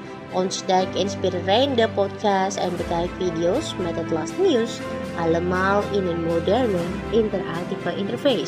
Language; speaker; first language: Dutch; non-native, fluent; Indonesian